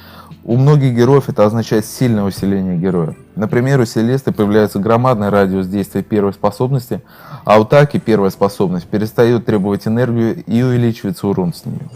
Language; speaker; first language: Russian; native; Russian